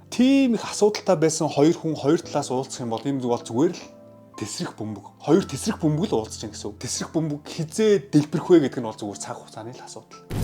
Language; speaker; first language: Mongolian; early bilingual, heritage; Mongolian